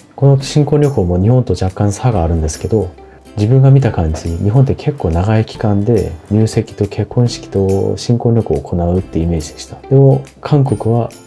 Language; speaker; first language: Japanese; non-native, fluent; Korean